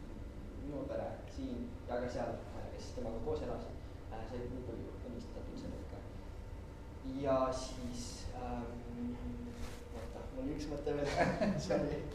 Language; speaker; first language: Estonian; non-native, fluent; English